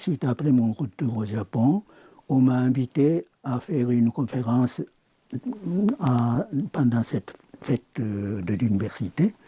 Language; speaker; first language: French; non-native, fluent; Japanese